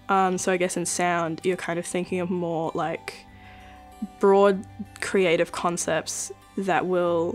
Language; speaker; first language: English; native; English